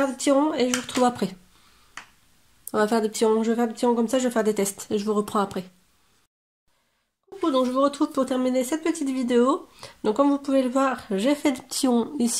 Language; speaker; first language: French; native; French